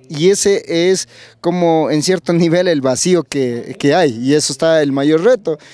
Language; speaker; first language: Spanish; native; Spanish